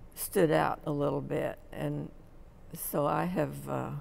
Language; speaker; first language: English; native; English